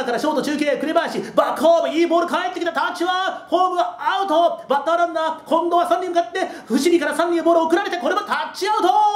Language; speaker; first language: Japanese; native; Japanese